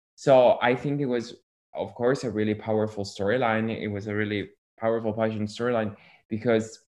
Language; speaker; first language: English; non-native, fluent; Italian